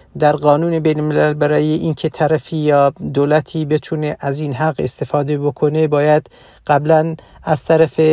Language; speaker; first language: Persian; non-native, local second language; Central Kurdish